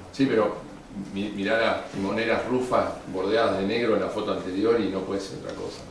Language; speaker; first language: Spanish; native; Spanish